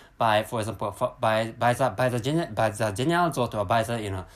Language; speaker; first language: English; non-native, learner; Japanese